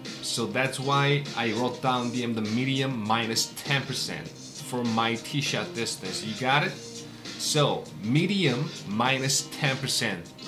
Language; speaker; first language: English; non-native, fluent; Korean